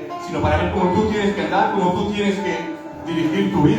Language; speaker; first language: Spanish; native; Spanish